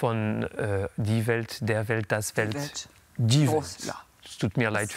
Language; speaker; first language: German; non-native, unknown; French